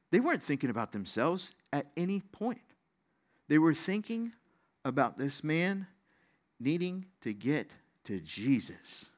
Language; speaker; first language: English; native; English